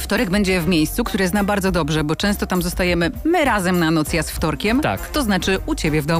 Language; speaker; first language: Polish; native; Polish